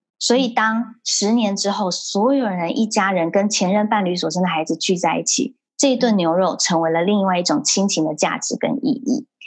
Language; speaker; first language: Chinese; early bilingual, heritage; Chinese